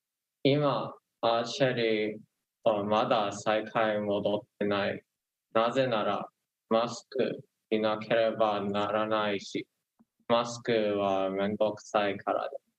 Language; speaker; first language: Japanese; non-native, learner; English